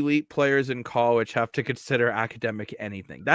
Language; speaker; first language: English; native; English